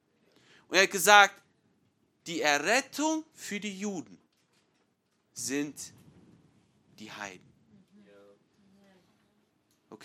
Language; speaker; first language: German; non-native, fluent; English